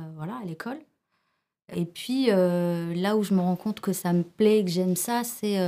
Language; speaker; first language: French; early bilingual, other home language; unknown